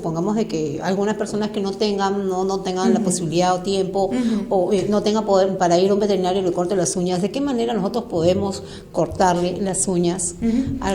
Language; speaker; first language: Spanish; native; Spanish